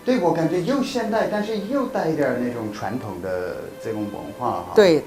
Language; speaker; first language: Chinese; non-native, fluent; English